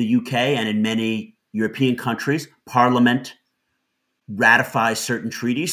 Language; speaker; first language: English; native; English